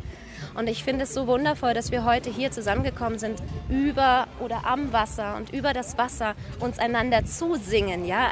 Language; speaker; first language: German; native; German